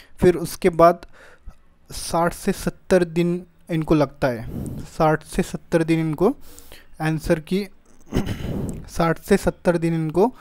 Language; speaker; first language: Hindi; native; Hindi